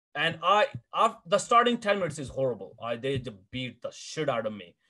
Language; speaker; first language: English; non-native, local second language; Hindi